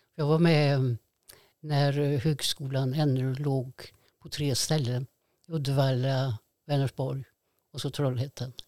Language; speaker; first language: Swedish; native; Swedish